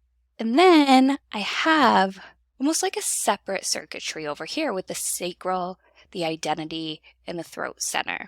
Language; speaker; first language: English; native; English